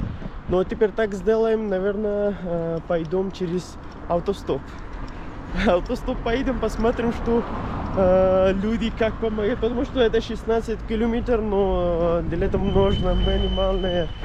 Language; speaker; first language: Russian; non-native, learner; Urdu